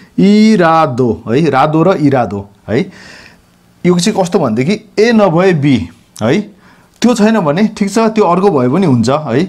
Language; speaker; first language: Nepali; non-native, local second language; Gurung